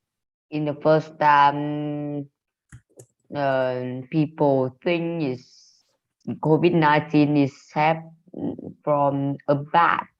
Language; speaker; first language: English; non-native, learner; Vietnamese